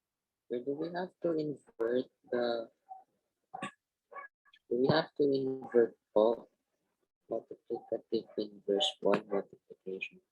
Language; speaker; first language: English; non-native, local second language; Filipino